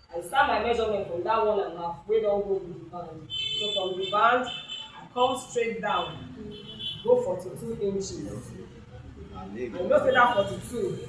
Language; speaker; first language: Nigerian Pidgin; native; Nigerian Pidgin